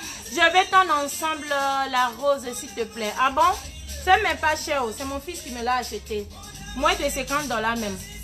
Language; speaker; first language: French; non-native, local second language; Ewe